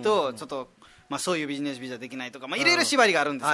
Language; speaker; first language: Japanese; non-native, fluent; Nepali